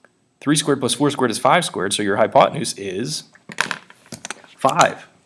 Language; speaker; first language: English; native; English